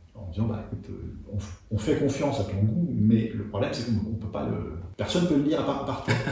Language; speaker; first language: French; early bilingual, other home language; Russian